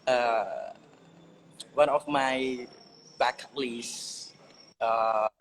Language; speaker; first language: English; non-native, learner; Indonesian